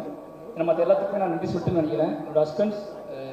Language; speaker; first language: Tamil; native; Tamil